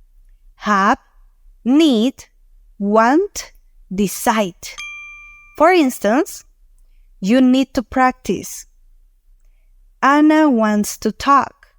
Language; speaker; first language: English; non-native, fluent; Spanish